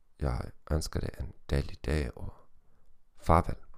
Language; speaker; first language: Norwegian; non-native, learner; German